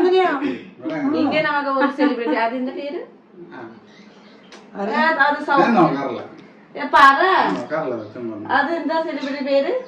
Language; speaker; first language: Malayalam; non-native, learner; Nepali